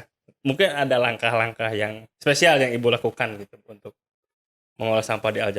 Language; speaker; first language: Indonesian; native; Indonesian